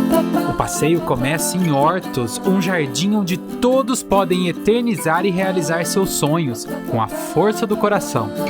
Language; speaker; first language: Portuguese; native; Portuguese